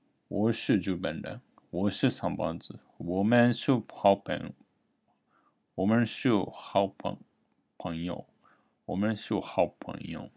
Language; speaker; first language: Chinese; non-native, learner; Japanese